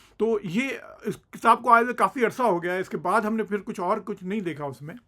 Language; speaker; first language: Urdu; native; Urdu